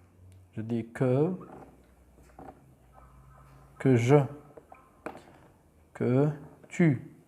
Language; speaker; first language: French; non-native, local second language; Arabic